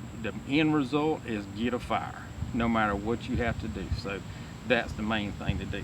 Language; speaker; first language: English; native; English